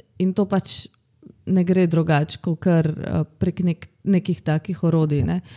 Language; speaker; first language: Slovenian; native; Slovenian